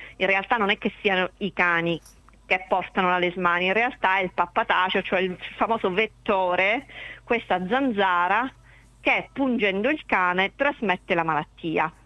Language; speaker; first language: Italian; native; Italian